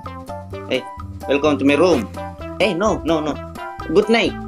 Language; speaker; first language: English; non-native, learner; Indonesian